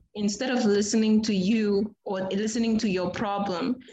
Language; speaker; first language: English; non-native, fluent; Portuguese